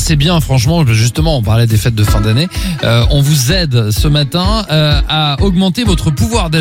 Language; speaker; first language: French; native; French